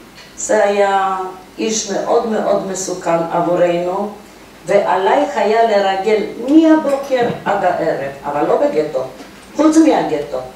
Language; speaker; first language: Hebrew; non-native, fluent; Polish